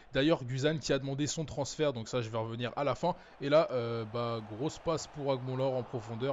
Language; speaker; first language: French; native; French